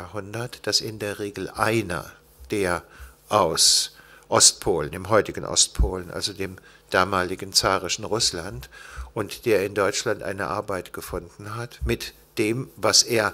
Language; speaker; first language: German; native; German